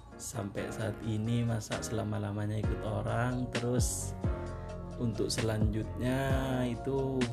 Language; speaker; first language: Indonesian; non-native, local second language; Madurese